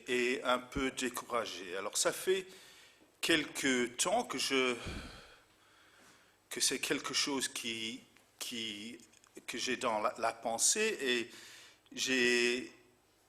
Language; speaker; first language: French; non-native, fluent; English